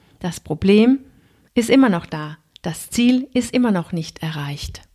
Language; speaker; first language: German; non-native, fluent; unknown